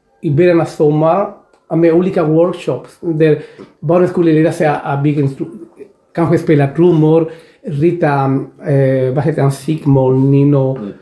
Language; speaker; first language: Swedish; non-native, fluent; Spanish